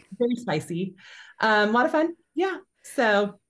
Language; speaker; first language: English; native; English